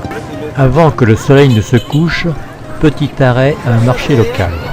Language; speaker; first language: French; native; French